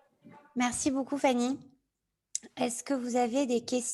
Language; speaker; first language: French; native; French